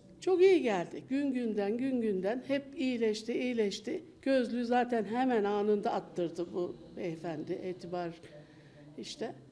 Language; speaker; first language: Turkish; native; Turkish